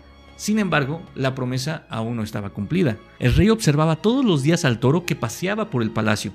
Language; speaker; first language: Spanish; native; Spanish